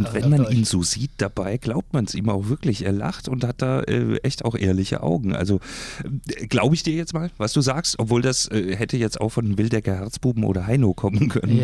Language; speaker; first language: German; native; German